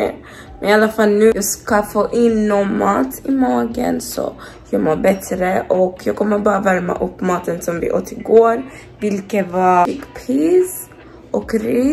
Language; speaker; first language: Swedish; non-native, fluent; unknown